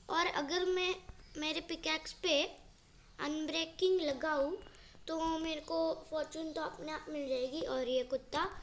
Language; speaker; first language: Hindi; non-native, local second language; Marathi